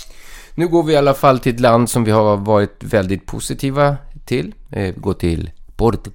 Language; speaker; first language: Swedish; native; Swedish